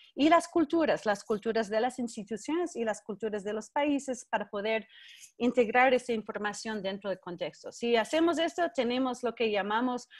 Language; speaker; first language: Spanish; non-native, fluent; English